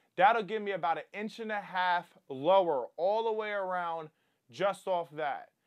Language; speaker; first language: English; native; English